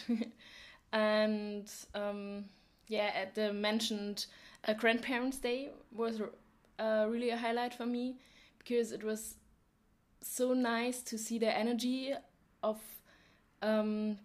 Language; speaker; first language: English; non-native, fluent; German